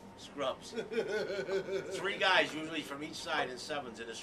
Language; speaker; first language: English; native; English